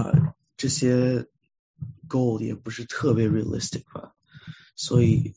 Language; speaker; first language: Chinese; early bilingual, heritage; Chinese